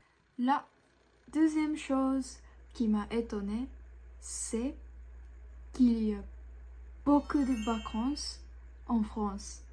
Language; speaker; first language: French; non-native, fluent; Japanese